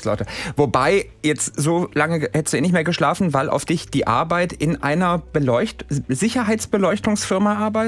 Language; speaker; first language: German; native; German